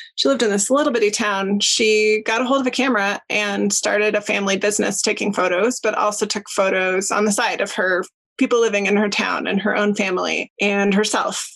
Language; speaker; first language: English; native; English